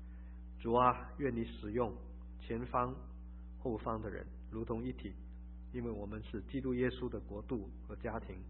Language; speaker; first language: Chinese; native; Chinese